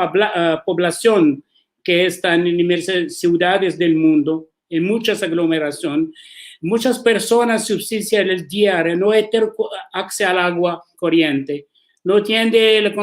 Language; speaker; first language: Spanish; non-native, learner; Arabic